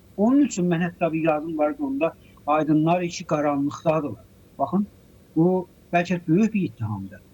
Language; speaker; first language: Azerbaijani; native; Azerbaijani